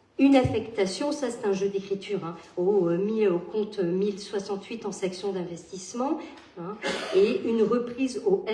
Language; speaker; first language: French; native; French